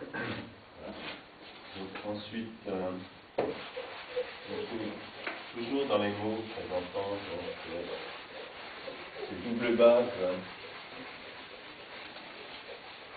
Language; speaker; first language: French; native; French